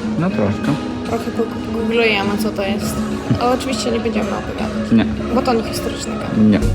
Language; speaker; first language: Polish; non-native, learner; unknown